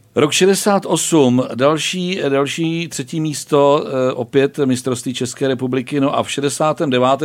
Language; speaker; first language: Czech; native; Czech